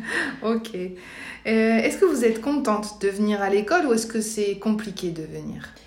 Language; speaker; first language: French; native; French